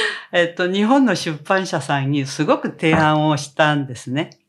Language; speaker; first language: Japanese; non-native, fluent; Korean